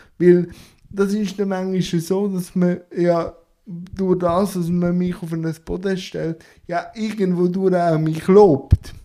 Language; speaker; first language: German; native; German